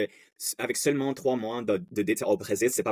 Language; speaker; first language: French; non-native, learner; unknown